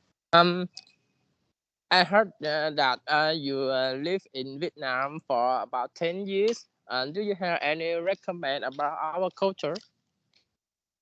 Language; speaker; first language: English; non-native, learner; Vietnamese